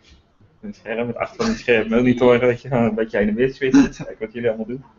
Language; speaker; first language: Dutch; native; Dutch